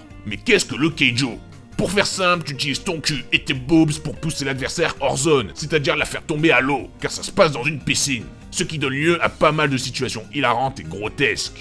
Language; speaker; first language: French; native; French